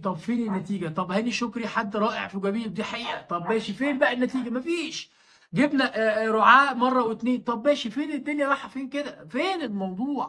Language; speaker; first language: Arabic; native; Arabic